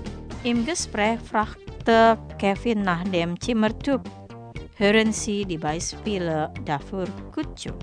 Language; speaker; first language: German; non-native, fluent; Indonesian